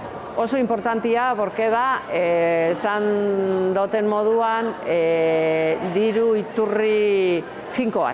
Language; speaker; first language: Basque; native; Basque